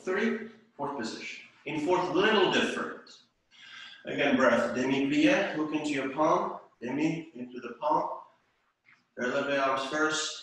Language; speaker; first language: English; non-native, fluent; Estonian